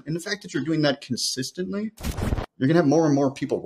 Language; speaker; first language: English; native; English